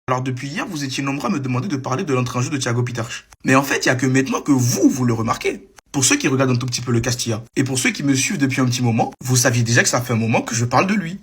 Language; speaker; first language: French; native; French